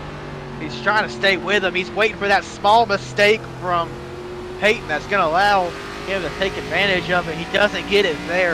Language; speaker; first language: English; native; English